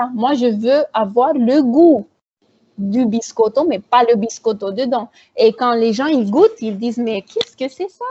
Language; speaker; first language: French; non-native, fluent; Romanian